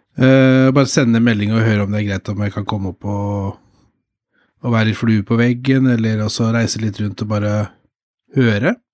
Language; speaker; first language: Norwegian; native; Norwegian